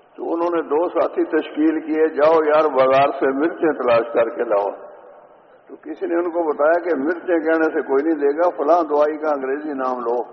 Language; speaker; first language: Urdu; native; Urdu